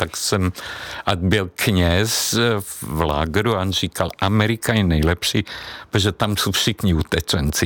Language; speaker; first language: Czech; non-native, fluent; Hungarian